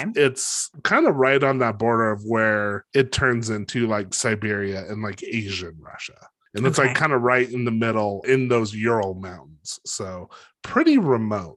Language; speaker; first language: English; native; English